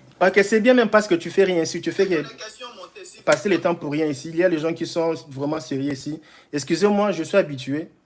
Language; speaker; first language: French; non-native, local second language; Lingala